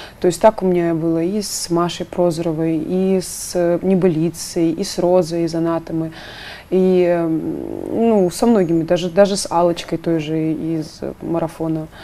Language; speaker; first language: Russian; native; Russian